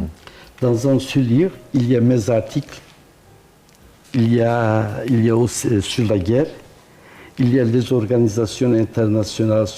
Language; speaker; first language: French; non-native, learner; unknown